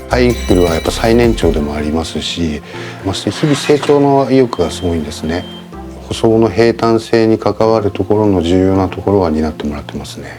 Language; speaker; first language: Japanese; native; Japanese